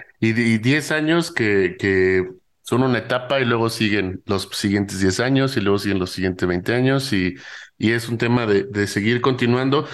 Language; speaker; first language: Spanish; native; Spanish